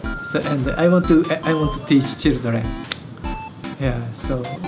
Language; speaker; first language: English; non-native, learner; Japanese